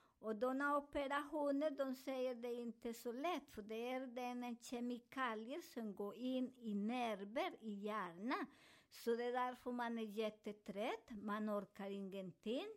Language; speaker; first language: Swedish; non-native, fluent; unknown